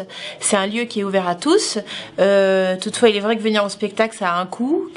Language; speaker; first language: French; native; French